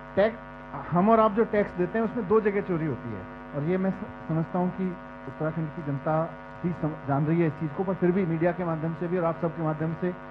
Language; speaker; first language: Hindi; native; Hindi